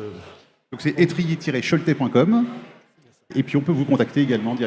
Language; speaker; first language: French; native; French